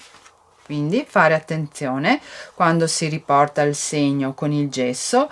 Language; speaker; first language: Italian; native; Italian